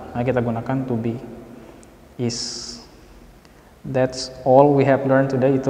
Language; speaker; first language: English; non-native, fluent; Indonesian